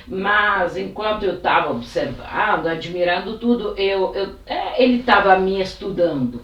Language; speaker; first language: Portuguese; non-native, fluent; Italian